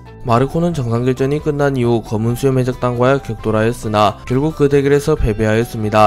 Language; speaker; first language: Korean; native; Korean